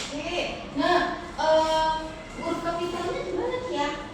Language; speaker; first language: Indonesian; native; Indonesian